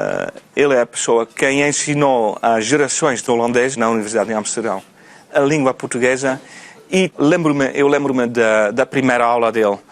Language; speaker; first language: Portuguese; non-native, fluent; Dutch